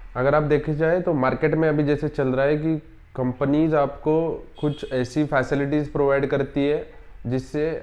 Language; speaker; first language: Hindi; non-native, local second language; Marathi